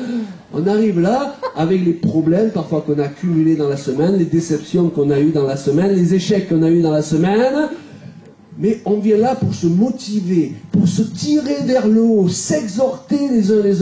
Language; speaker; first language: French; native; French